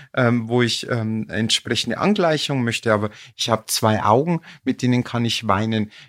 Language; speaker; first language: German; native; German